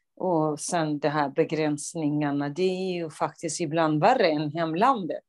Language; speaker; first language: Swedish; non-native, fluent; Kurdish